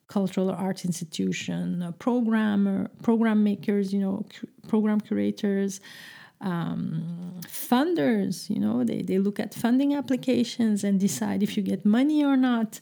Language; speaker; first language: English; non-native, fluent; Turkish